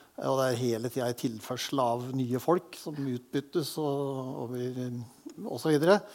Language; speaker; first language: Norwegian; native; Norwegian